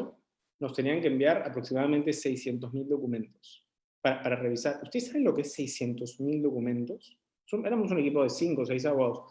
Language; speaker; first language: Spanish; native; Spanish